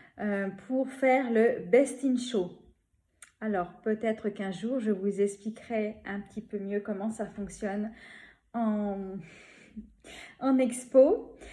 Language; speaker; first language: French; native; French